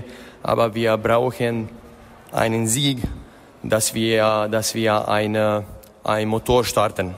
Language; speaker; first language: German; non-native, fluent; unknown